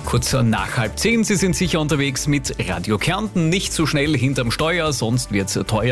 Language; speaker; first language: German; native; German